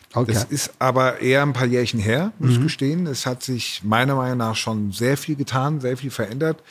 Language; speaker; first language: German; native; German